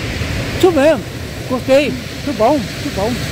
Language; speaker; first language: Spanish; non-native, learner; Portuguese